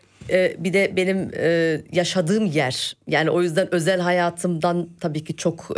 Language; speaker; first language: Turkish; early bilingual, heritage; Turkish